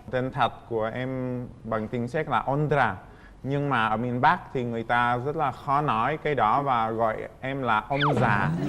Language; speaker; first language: Vietnamese; non-native, fluent; Czech